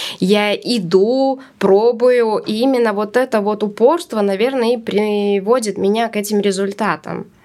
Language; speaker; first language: Russian; non-native, local second language; Latvian